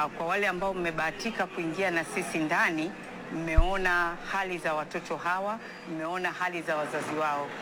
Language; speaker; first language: Swahili; native; Swahili